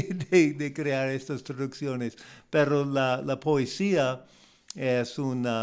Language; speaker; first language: Spanish; non-native, learner; English